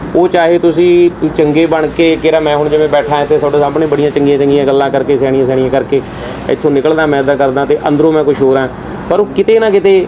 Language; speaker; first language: Punjabi; native; Punjabi